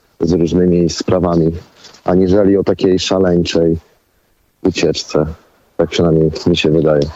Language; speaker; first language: Polish; native; Polish